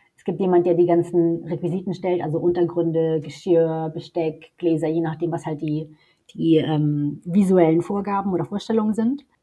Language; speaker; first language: German; native; German